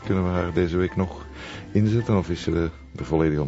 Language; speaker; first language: Dutch; native; Dutch